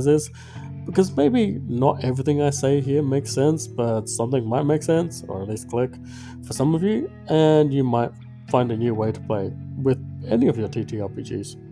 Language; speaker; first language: English; native; English